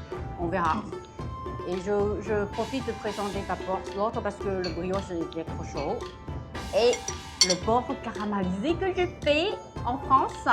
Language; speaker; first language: French; non-native, fluent; Chinese